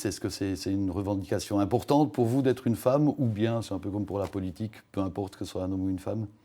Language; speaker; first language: French; native; French